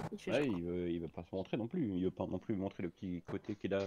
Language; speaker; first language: French; native; French